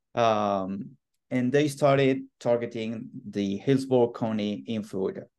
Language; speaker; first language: English; non-native, fluent; Spanish